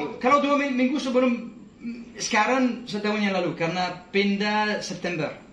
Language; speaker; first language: Indonesian; non-native, fluent; English